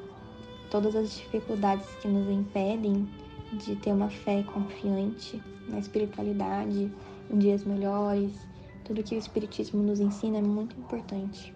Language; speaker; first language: Portuguese; native; Portuguese